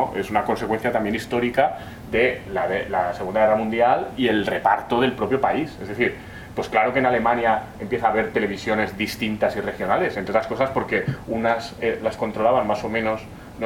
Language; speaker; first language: Spanish; native; Spanish